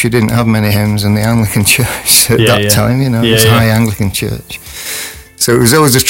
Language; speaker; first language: English; native; English